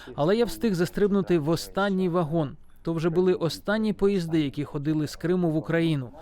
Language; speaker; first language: Ukrainian; early bilingual, heritage; Uzbek